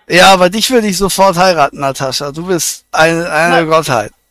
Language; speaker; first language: German; native; German